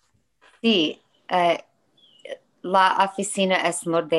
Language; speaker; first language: Spanish; non-native, learner; English